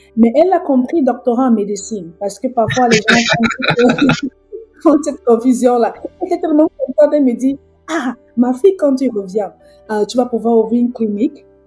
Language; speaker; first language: French; native; French